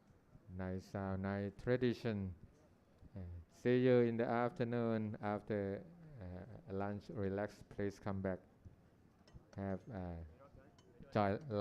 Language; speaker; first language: English; non-native, learner; Thai